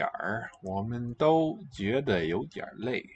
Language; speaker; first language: Chinese; non-native, learner; English